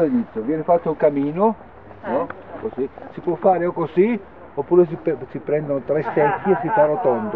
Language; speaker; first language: Italian; native; Italian